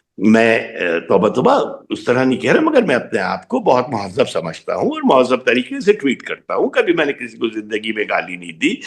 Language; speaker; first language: Urdu; native; Urdu